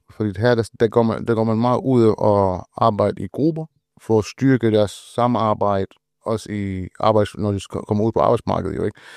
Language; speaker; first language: Danish; non-native, fluent; Arabic